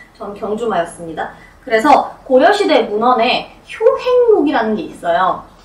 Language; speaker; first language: Korean; non-native, fluent; Russian